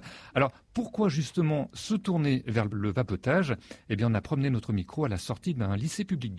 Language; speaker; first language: French; native; French